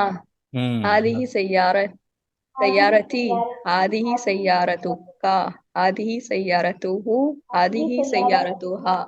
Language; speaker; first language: Arabic; non-native, learner; Urdu